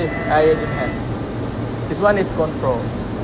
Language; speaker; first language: English; non-native, learner; Indonesian